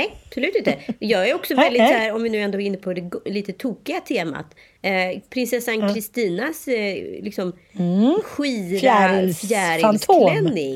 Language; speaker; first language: Swedish; native; Swedish